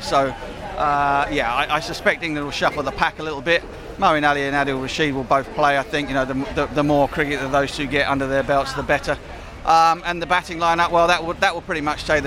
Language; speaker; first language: English; native; English